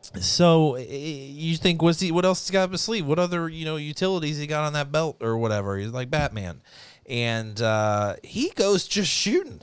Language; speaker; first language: English; native; English